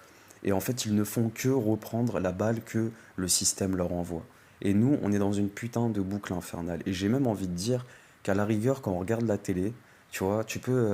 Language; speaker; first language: French; native; French